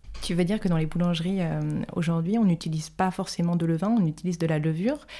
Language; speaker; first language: French; native; French